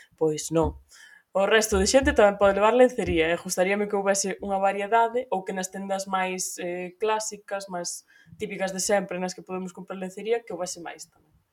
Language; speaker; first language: Galician; native; Galician